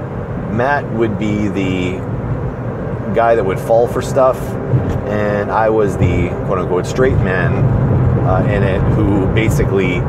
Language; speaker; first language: English; native; English